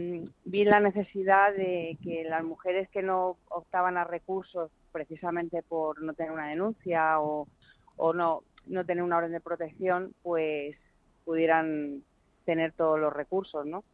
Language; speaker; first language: Spanish; native; Spanish